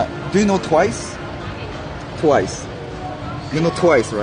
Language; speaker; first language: English; non-native, learner; Korean